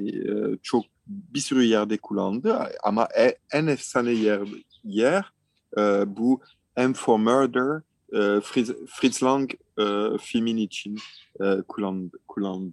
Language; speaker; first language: Turkish; non-native, fluent; French